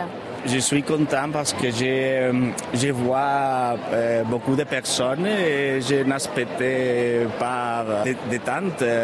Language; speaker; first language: French; non-native, learner; Spanish